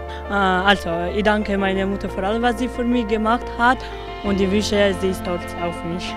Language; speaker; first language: German; non-native, learner; English